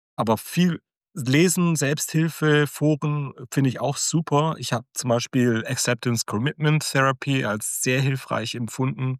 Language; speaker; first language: German; early bilingual, other home language; Croatian